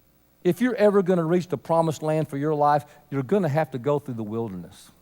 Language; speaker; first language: English; native; English